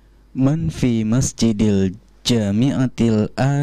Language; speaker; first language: Arabic; non-native, learner; Indonesian